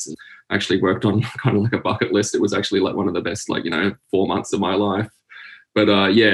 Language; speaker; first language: English; native; English